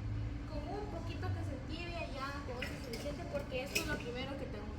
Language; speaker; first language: Spanish; native; Spanish